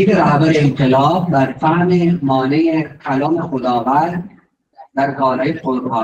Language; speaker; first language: Persian; non-native, fluent; Urdu